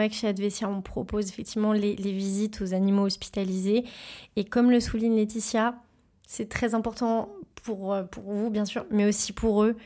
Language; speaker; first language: French; native; French